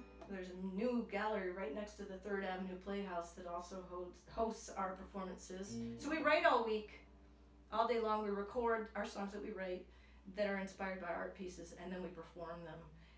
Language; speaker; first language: English; native; English